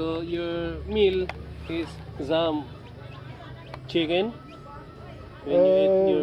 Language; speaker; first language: English; non-native, local second language; Cebuano